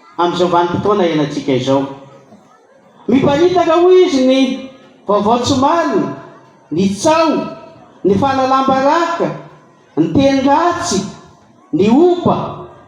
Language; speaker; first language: Malagasy; native; Malagasy